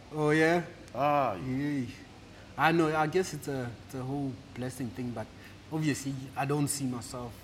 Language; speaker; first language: English; non-native, local second language; Southern Sotho